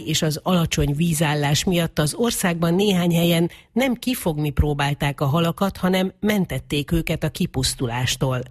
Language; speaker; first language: Hungarian; native; Hungarian